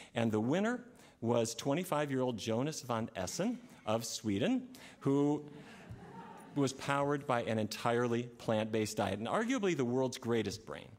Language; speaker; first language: English; native; English